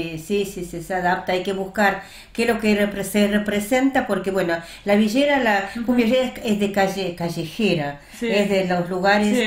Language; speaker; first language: Spanish; early bilingual, heritage; Russian